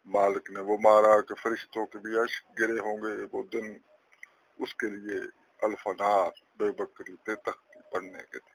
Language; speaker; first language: Urdu; non-native, local second language; Punjabi